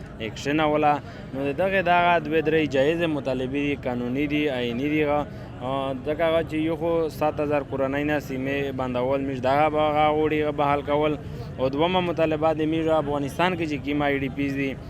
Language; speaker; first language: Pashto; native; Pashto